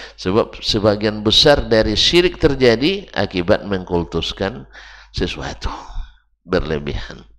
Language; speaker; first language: Indonesian; native; Indonesian